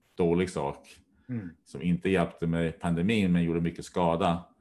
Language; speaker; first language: Swedish; native; Swedish